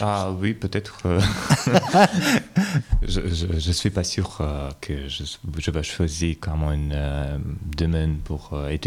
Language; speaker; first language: French; non-native, learner; Russian